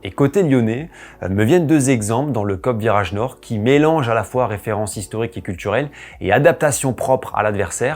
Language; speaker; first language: French; native; French